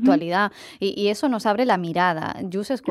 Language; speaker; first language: Spanish; native; Spanish